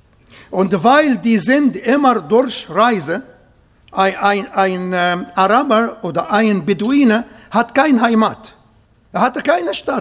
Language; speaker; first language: German; non-native, fluent; Arabic